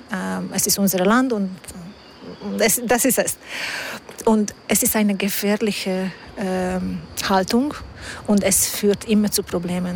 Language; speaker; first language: German; non-native, fluent; Hungarian